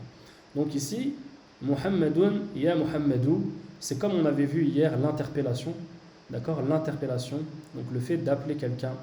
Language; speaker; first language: French; native; French